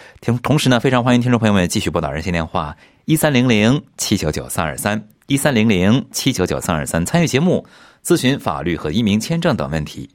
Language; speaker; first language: Chinese; native; Chinese